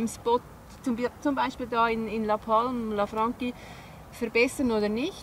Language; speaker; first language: German; native; German